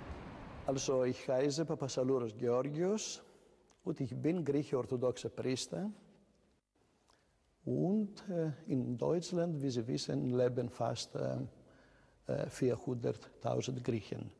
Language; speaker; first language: German; non-native, fluent; Greek